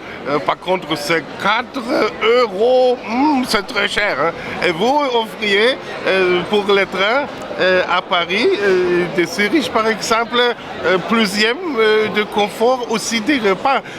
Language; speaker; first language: French; non-native, learner; German